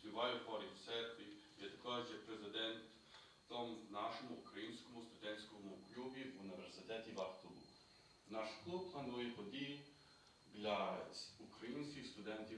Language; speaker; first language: Ukrainian; early bilingual, heritage; Ukrainian